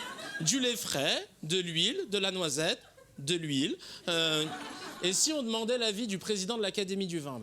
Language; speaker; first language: French; native; French